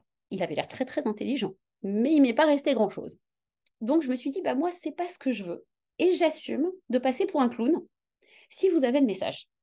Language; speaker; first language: French; native; French